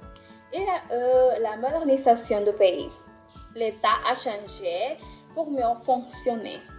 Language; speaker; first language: French; non-native, learner; Spanish